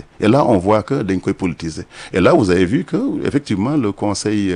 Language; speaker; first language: French; non-native, local second language; Wolof